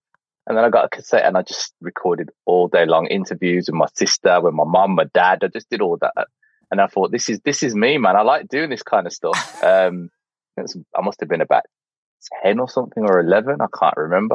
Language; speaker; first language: English; native; English